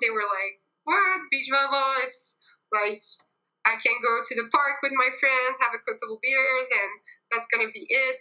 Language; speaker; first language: English; non-native, fluent; French